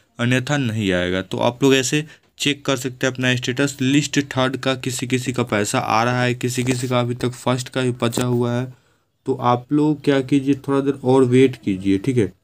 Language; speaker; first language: Hindi; native; Hindi